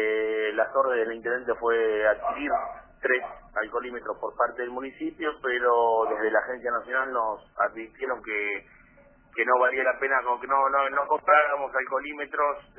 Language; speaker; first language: Spanish; native; Spanish